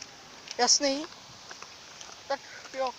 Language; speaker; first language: Czech; native; Czech